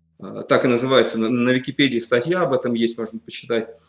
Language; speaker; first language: Russian; native; Russian